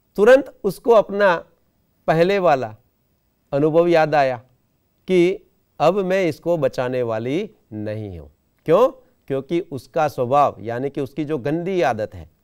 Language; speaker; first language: Hindi; non-native, local second language; Gujarati